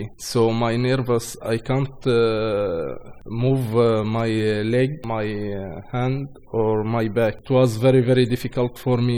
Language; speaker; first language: English; non-native, learner; Arabic